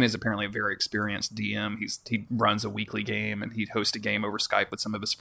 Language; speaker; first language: English; native; English